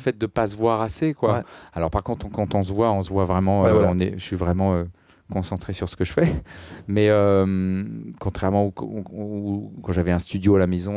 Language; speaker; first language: French; native; French